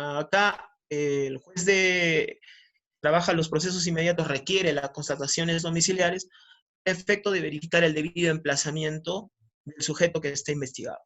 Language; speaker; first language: Spanish; native; Spanish